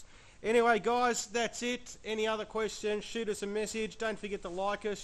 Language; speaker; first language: English; native; English